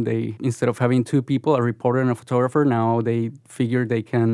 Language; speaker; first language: English; non-native, fluent; Spanish